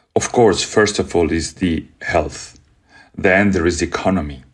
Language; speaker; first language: English; non-native, fluent; Spanish